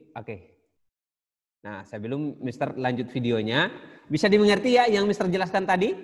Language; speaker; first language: Indonesian; native; Indonesian